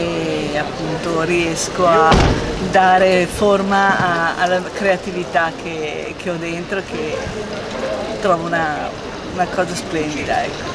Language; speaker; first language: Italian; native; Italian